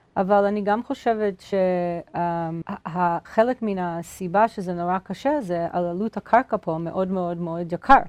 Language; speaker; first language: Hebrew; non-native, fluent; English